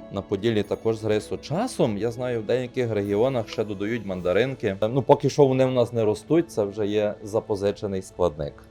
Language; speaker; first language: Ukrainian; native; Ukrainian